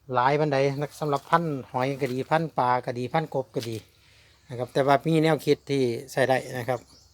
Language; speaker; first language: Thai; native; Thai